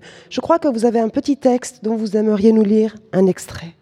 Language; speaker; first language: French; native; French